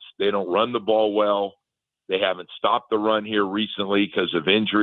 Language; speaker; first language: English; native; English